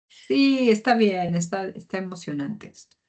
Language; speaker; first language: Spanish; native; Spanish